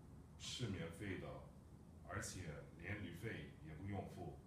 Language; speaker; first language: Chinese; non-native, fluent; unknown